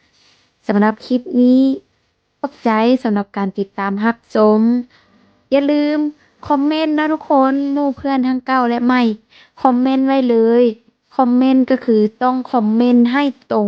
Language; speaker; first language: Thai; non-native, local second language; Lao